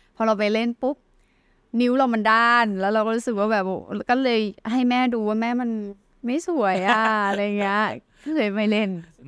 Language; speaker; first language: Thai; native; Thai